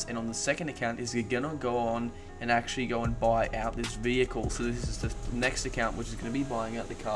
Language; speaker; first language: English; native; English